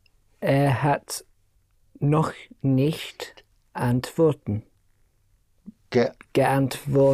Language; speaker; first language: German; non-native, learner; English